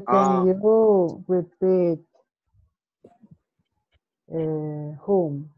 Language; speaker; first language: English; non-native, learner; Spanish